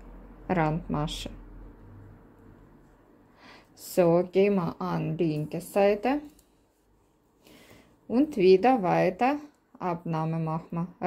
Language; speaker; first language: German; non-native, learner; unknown